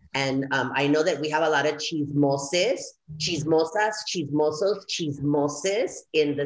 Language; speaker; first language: English; early bilingual, other home language; Spanish